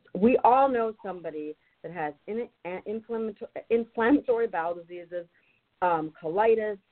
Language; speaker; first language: English; non-native, fluent; German